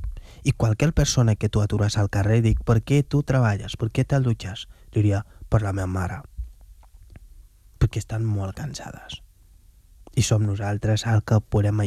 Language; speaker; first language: Catalan; non-native, fluent; Wolof